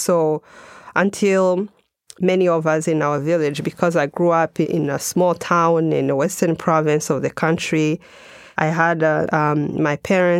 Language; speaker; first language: English; non-native, local second language; Kinyarwanda